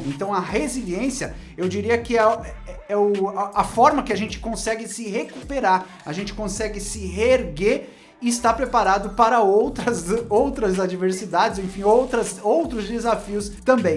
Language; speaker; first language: Portuguese; native; Portuguese